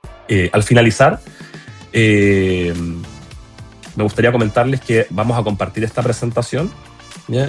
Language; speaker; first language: Spanish; native; Spanish